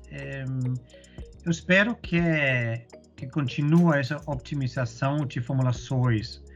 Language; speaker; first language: Portuguese; non-native, fluent; Danish